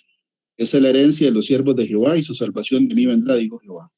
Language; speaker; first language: Spanish; native; Spanish